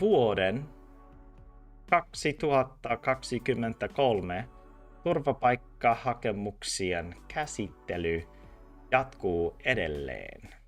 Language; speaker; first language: Finnish; non-native, learner; English